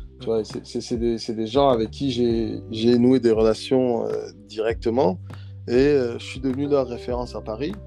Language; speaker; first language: French; early bilingual, other home language; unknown